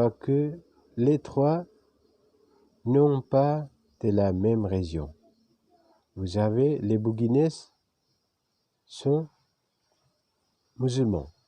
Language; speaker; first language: French; non-native, fluent; Indonesian